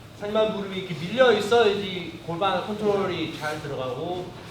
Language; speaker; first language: Korean; early bilingual, heritage; Korean